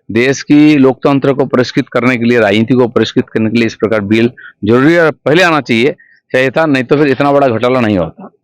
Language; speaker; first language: Hindi; non-native, local second language; Bangla